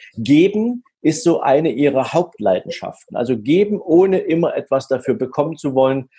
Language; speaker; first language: German; native; German